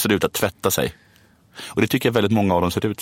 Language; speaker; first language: Swedish; native; Swedish